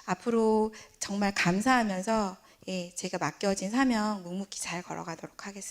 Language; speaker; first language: Korean; native; Korean